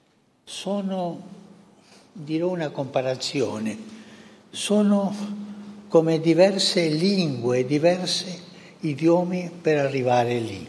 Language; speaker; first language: Italian; early bilingual, heritage; Spanish